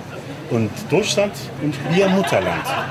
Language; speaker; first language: German; non-native, learner; Turkish